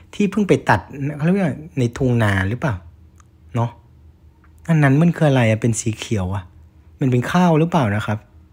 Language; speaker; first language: Thai; non-native, fluent; Vietnamese